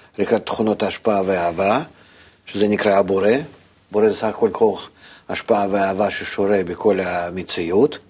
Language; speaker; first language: Hebrew; non-native, fluent; Russian